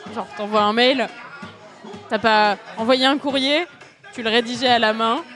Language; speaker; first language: French; native; French